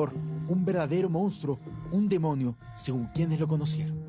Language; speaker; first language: Spanish; native; Spanish